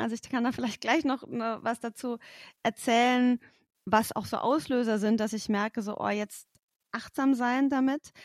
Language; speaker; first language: German; native; German